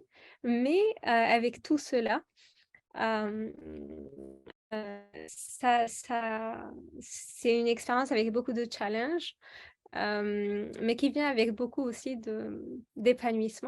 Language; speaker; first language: French; non-native, local second language; Arabic